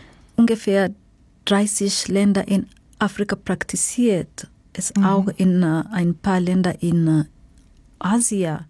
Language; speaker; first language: German; non-native, learner; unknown